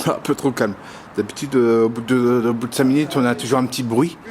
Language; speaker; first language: French; native; French